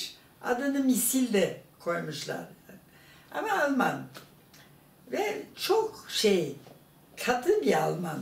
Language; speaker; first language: Turkish; non-native, fluent; German